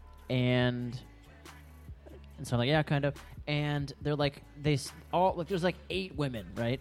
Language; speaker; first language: English; native; English